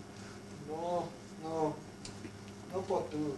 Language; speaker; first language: Spanish; non-native, learner; English